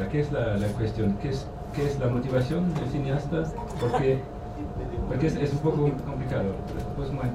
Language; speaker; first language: Spanish; non-native, learner; German